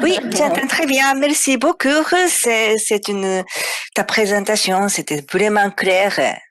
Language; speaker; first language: French; non-native, fluent; Japanese